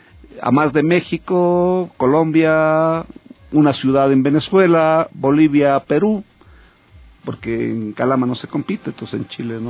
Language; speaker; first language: Spanish; native; Spanish